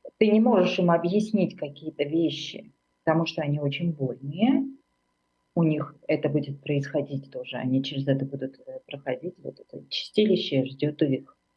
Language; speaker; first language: Russian; non-native, local second language; Armenian